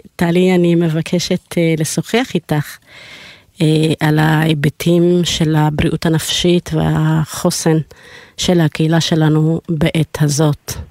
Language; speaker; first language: Hebrew; early bilingual, other home language; Amharic